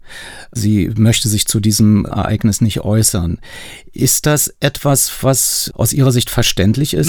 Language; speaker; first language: German; native; German